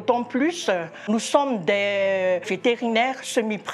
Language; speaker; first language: French; non-native, local second language; Malagasy